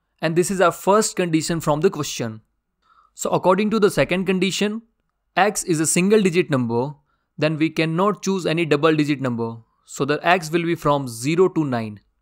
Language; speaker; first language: English; non-native, local second language; Hindi